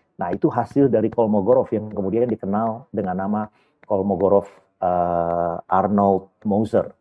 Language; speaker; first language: Indonesian; native; Indonesian